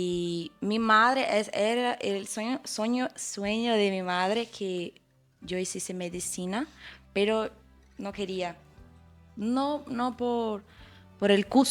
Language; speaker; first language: Spanish; non-native, fluent; Portuguese